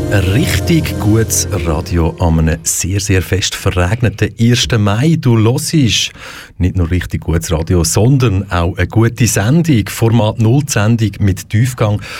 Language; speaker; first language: German; native; German